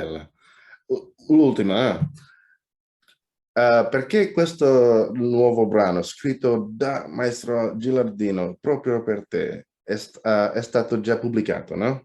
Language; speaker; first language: Italian; non-native, fluent; Indonesian